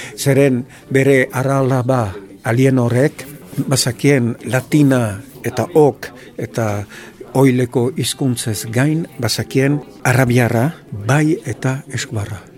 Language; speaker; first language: Basque; native; Basque